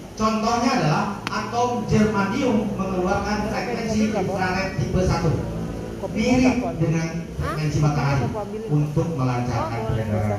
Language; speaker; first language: Indonesian; native; Indonesian